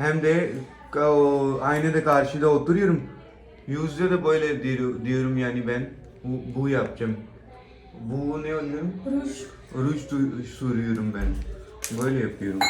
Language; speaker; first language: Turkish; non-native, learner; Urdu